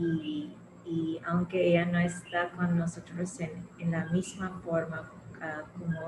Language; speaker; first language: Spanish; non-native, fluent; English